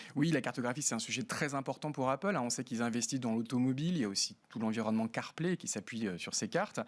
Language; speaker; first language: French; native; French